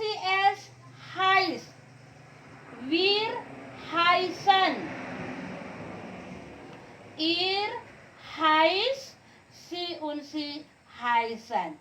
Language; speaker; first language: German; non-native, learner; Indonesian